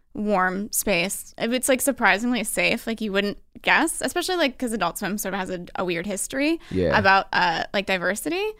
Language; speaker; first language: English; native; English